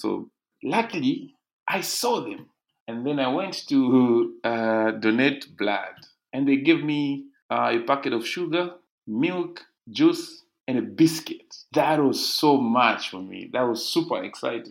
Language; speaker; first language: English; non-native, local second language; Bemba